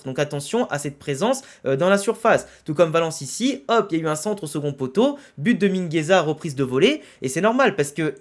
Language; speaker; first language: French; native; French